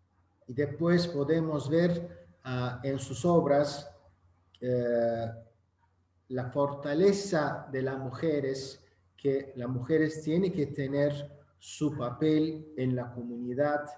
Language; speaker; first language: Spanish; non-native, learner; Azerbaijani